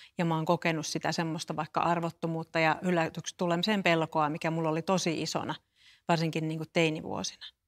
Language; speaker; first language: Finnish; native; Finnish